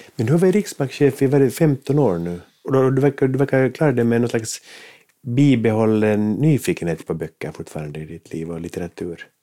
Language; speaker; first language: Swedish; native; Swedish